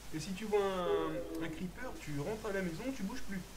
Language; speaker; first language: French; native; French